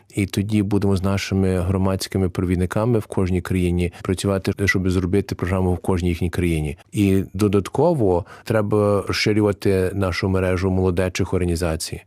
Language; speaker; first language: Ukrainian; early bilingual, heritage; Ukrainian